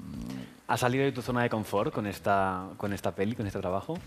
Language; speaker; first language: Spanish; non-native, local second language; Catalan